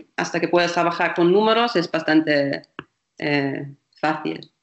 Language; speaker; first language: Spanish; non-native, fluent; German